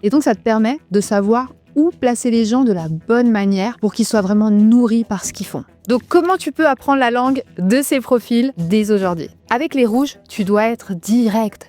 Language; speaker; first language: French; native; French